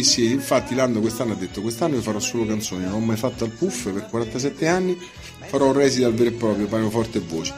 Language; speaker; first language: Italian; native; Italian